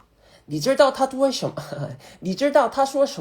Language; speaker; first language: Chinese; non-native, learner; Korean